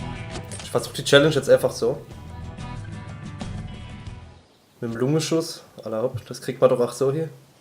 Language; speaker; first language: German; native; German